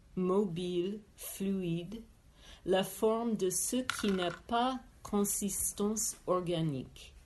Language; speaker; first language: French; non-native, fluent; English